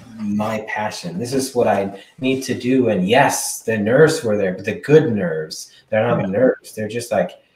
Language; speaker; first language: English; non-native, fluent; Swedish